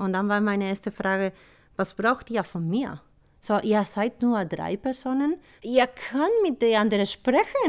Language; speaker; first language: German; non-native, fluent; Spanish